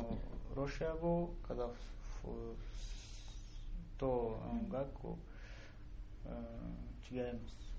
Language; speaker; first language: Japanese; non-native, learner; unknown